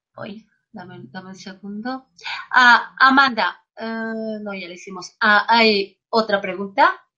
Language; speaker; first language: Spanish; native; Spanish